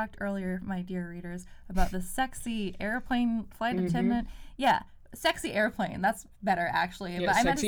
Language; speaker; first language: English; native; English